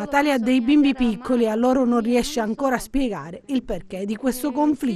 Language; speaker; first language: Italian; native; Italian